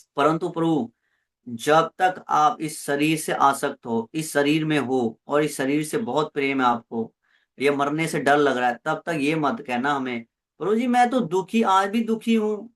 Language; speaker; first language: Hindi; non-native, local second language; Punjabi